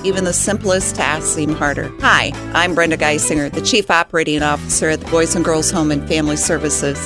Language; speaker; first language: English; native; English